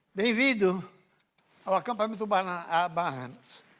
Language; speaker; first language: Portuguese; early bilingual, other home language; English